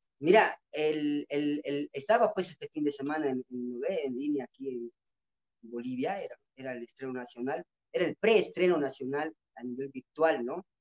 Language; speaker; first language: Spanish; non-native, local second language; Quechua